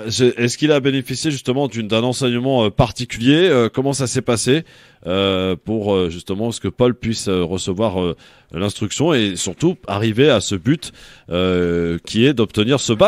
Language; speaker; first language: French; native; French